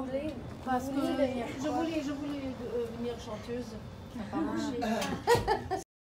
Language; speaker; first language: French; non-native, fluent; German